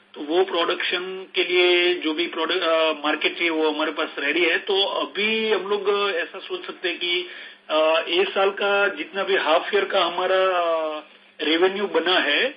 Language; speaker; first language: Hindi; non-native, local second language; Gujarati